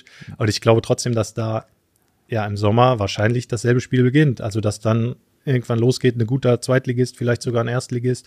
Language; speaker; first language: German; native; German